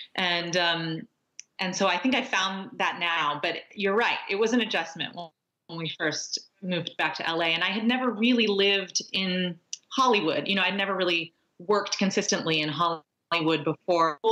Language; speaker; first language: English; native; English